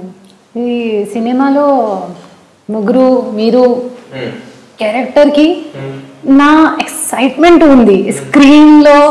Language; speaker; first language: Telugu; non-native, learner; Hindi